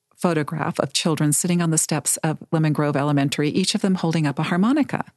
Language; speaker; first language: English; native; English